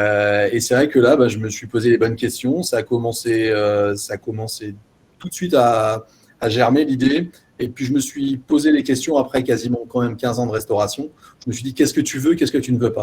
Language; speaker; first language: French; native; French